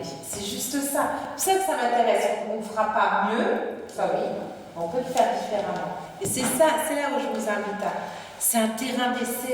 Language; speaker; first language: French; native; French